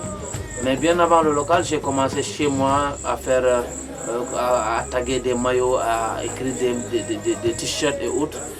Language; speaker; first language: French; non-native, local second language; Mandingo